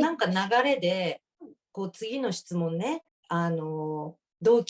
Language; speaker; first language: Japanese; native; Japanese